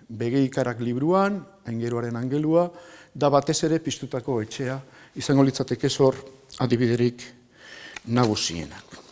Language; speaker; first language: Basque; native; Basque